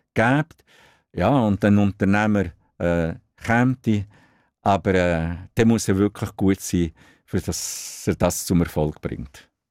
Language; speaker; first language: German; non-native, local second language; Italian